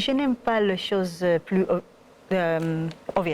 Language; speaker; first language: French; non-native, learner; Hebrew